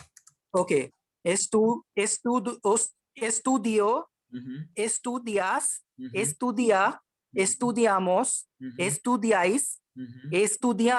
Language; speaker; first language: Spanish; non-native, learner; Hindi